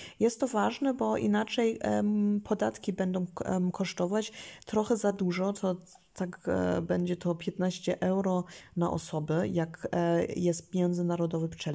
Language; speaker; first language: Polish; early bilingual, heritage; Polish